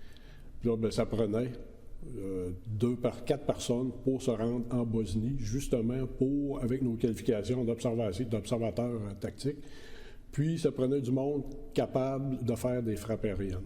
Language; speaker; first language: French; native; French